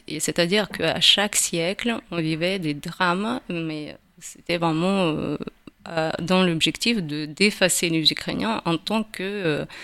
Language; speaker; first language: French; non-native, fluent; Ukrainian